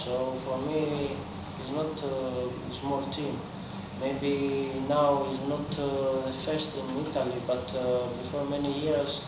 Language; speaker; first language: English; non-native, learner; Greek